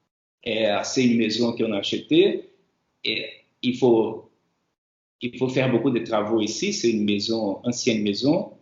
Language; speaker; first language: French; non-native, fluent; Portuguese